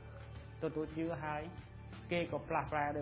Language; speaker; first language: Khmer; native; Khmer